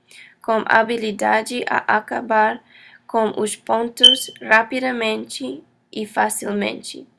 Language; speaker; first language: Portuguese; non-native, learner; English